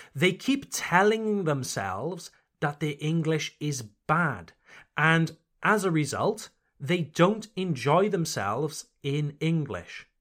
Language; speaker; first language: English; native; English